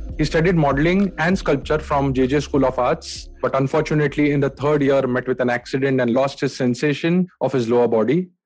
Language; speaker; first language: English; non-native, local second language; Marathi